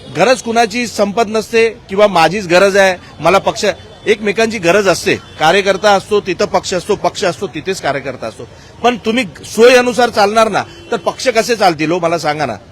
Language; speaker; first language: Marathi; non-native, local second language; Gujarati